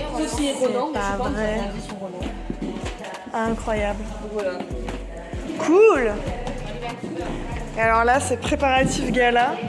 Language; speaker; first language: French; native; French